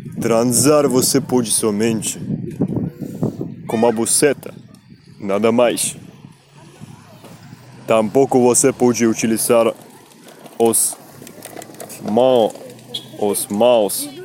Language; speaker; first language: Portuguese; non-native, learner; Spanish